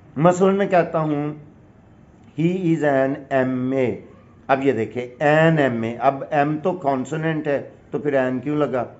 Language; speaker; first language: Urdu; non-native, local second language; Punjabi